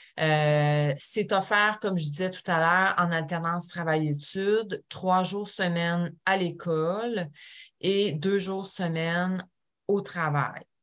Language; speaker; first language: French; native; French